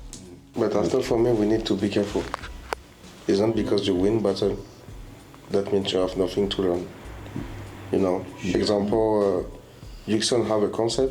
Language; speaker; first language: English; non-native, fluent; French